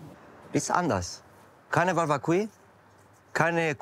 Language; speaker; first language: German; non-native, learner; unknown